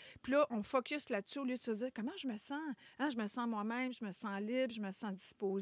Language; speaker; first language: French; native; French